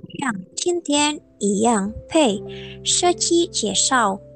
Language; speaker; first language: Chinese; non-native, learner; Indonesian